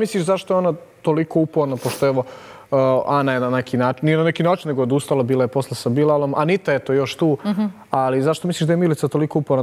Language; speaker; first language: Serbian; native; Serbian